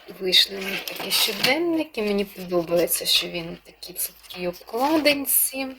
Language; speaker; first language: Ukrainian; non-native, local second language; Russian